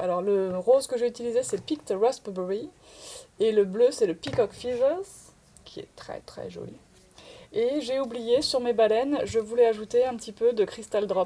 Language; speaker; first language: French; native; French